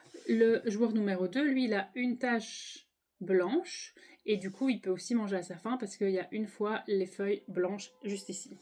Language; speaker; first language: French; native; French